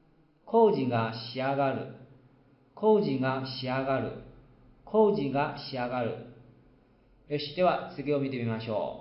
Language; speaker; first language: Japanese; non-native, fluent; Chinese